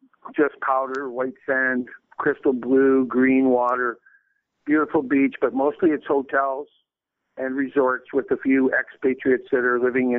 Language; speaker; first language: English; native; English